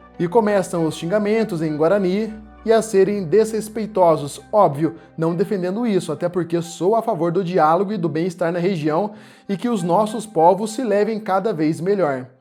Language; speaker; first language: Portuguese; native; Portuguese